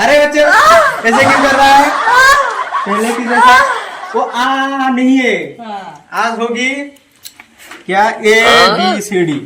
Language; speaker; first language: Hindi; non-native, local second language; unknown